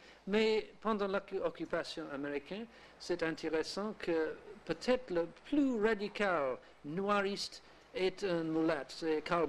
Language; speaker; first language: French; non-native, learner; English